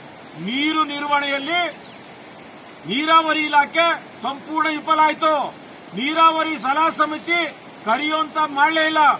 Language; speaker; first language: Kannada; native; Kannada